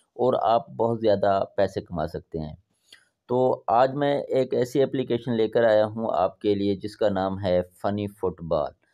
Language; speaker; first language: Urdu; non-native, local second language; Punjabi